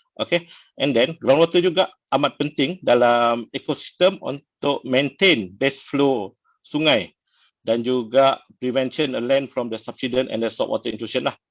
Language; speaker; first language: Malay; non-native, local second language; Tamil